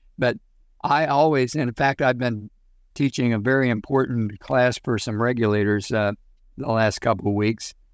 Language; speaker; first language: English; native; English